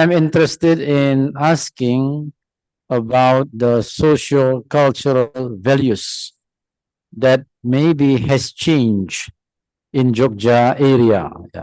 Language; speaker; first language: English; non-native, fluent; Indonesian